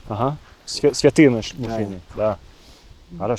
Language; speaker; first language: Russian; non-native, learner; English